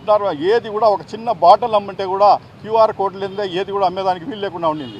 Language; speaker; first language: Telugu; native; Telugu